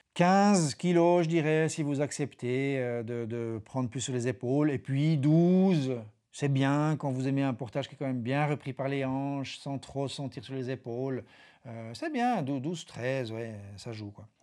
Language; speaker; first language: French; native; French